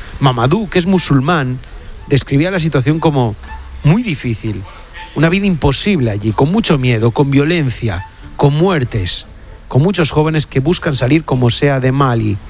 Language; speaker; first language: Spanish; native; Spanish